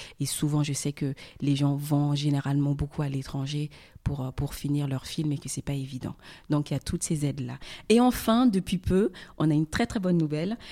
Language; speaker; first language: French; early bilingual, other home language; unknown